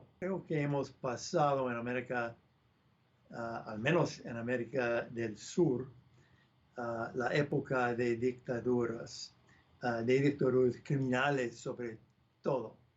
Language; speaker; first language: Spanish; non-native, fluent; English